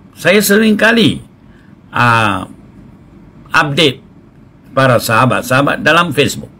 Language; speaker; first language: Malay; non-native, local second language; Tamil